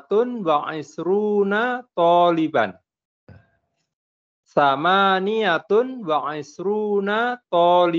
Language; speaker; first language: Arabic; non-native, learner; Indonesian